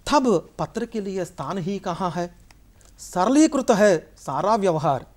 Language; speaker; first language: Hindi; non-native, local second language; Telugu